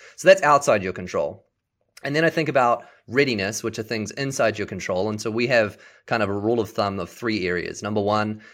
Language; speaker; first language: English; native; English